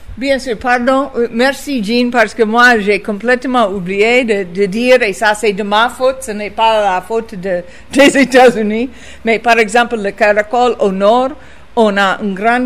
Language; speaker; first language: French; non-native, fluent; English